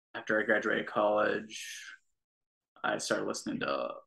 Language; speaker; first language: English; native; English